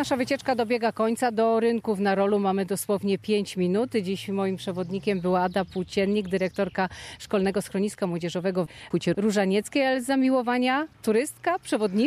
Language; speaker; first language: Polish; native; Polish